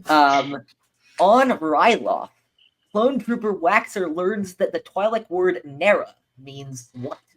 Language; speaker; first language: English; native; English